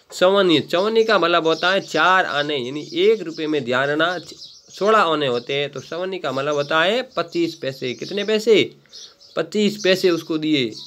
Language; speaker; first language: Hindi; native; Hindi